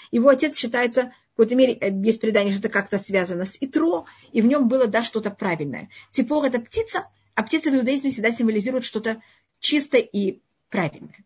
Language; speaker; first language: Russian; early bilingual, heritage; Russian